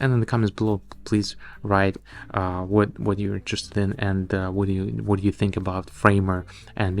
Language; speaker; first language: English; non-native, fluent; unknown